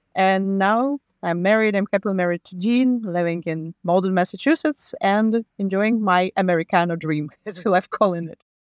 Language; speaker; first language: English; non-native, fluent; Latvian